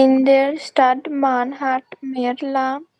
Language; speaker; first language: German; non-native, learner; Hindi